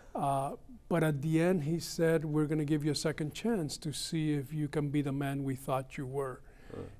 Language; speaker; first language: English; early bilingual, other home language; Spanish